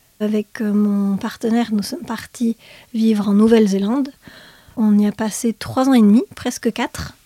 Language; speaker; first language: French; native; French